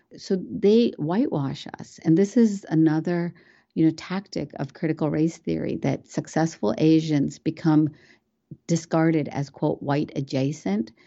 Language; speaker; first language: English; early bilingual, other home language; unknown